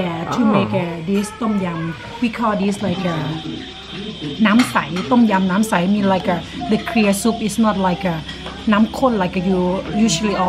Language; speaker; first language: English; non-native, learner; Thai